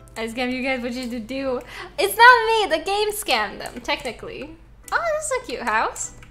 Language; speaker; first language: English; non-native, fluent; Norwegian